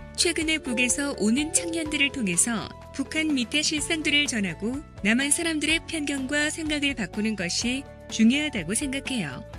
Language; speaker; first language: Korean; native; Korean